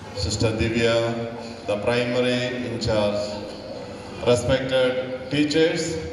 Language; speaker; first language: English; non-native, local second language; Malayalam